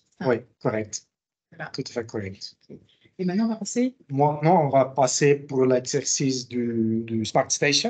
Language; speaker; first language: French; non-native, local second language; Dutch